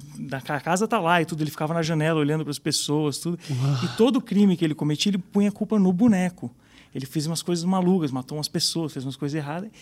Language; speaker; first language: Portuguese; native; Portuguese